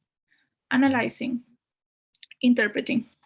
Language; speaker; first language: English; non-native, fluent; Spanish